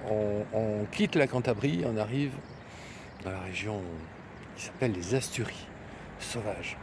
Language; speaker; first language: French; native; French